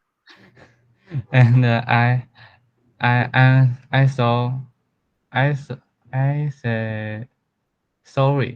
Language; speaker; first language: English; non-native, learner; Chinese